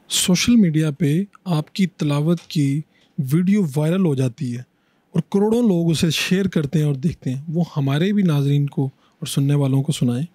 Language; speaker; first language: Urdu; non-native, local second language; Punjabi